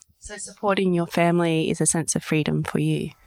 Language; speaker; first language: English; native; English